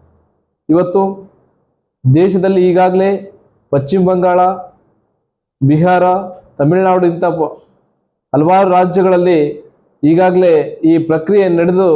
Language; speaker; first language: Kannada; native; Kannada